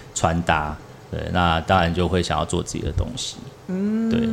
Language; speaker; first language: Chinese; native; Chinese